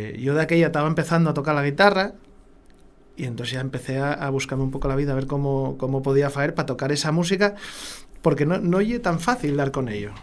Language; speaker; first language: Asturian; native; Asturian